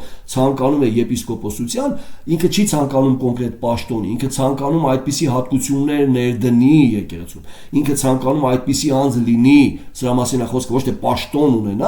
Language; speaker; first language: Armenian; native; Armenian